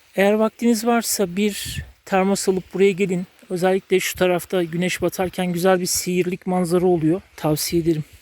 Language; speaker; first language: Turkish; native; Turkish